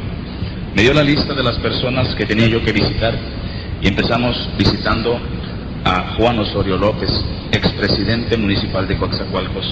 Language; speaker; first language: Spanish; native; Spanish